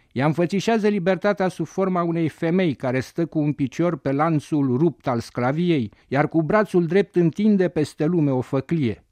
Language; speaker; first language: Romanian; native; Romanian